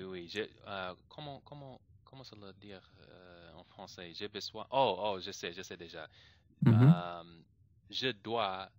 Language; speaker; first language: French; non-native, learner; English